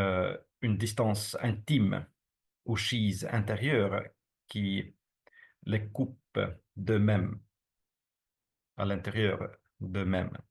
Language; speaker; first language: French; non-native, fluent; Estonian